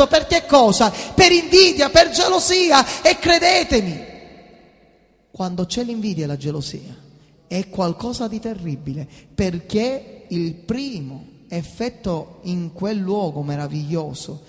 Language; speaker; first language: Italian; native; Italian